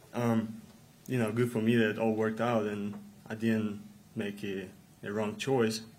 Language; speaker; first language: English; non-native, fluent; Russian